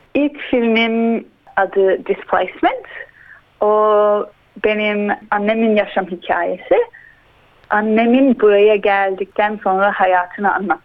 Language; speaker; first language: Turkish; early bilingual, heritage; Turkish